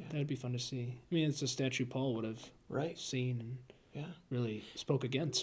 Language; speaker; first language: English; native; English